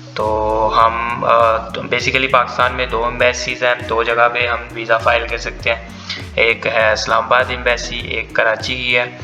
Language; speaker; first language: Urdu; non-native, local second language; Punjabi